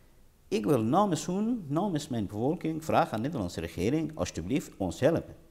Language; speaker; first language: Dutch; non-native, learner; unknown